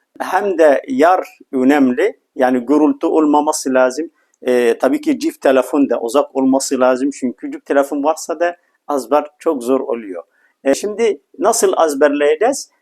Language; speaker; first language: Turkish; non-native, fluent; Arabic